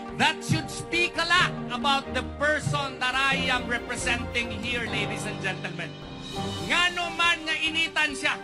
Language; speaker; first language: Cebuano; native; Cebuano